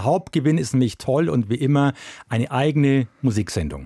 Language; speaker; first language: German; native; German